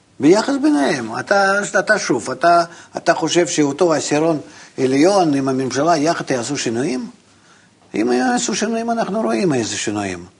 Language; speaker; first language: Hebrew; non-native, fluent; Russian